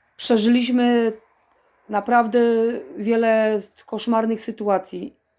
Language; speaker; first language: Polish; native; Polish